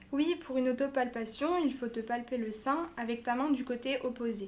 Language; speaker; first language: French; native; French